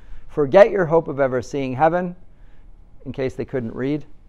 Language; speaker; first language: English; native; English